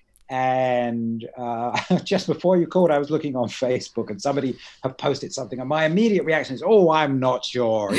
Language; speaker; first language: English; native; English